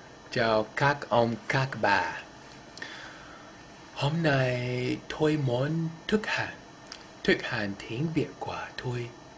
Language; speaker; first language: Vietnamese; non-native, learner; English